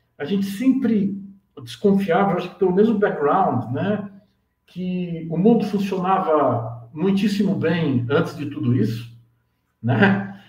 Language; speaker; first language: Portuguese; native; Portuguese